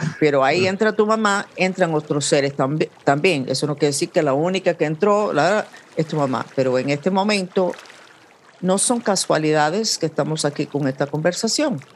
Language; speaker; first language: Spanish; non-native, fluent; English